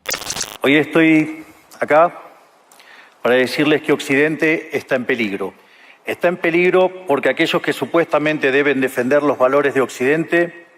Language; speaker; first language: Spanish; native; Spanish